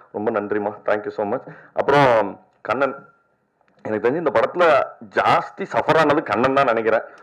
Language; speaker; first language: Tamil; native; Tamil